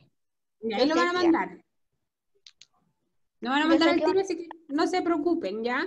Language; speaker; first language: Spanish; native; Spanish